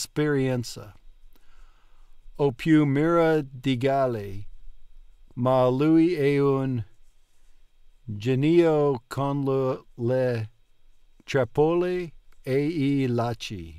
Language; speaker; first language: Italian; non-native, learner; English